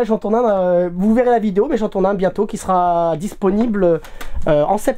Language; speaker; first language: French; native; French